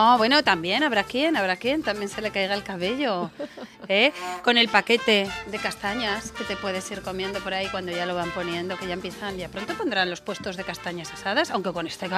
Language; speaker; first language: Spanish; native; Spanish